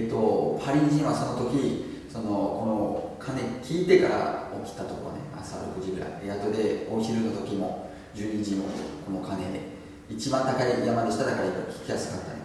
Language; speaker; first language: Japanese; non-native, learner; French